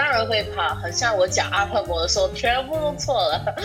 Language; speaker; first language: Chinese; early bilingual, heritage; English